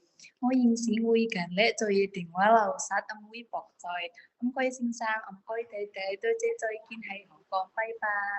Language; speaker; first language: Cantonese; non-native, learner; Indonesian